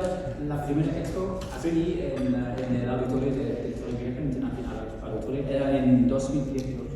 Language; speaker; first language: Spanish; non-native, fluent; English